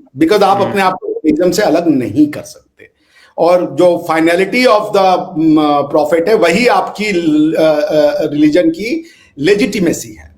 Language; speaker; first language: Hindi; native; Hindi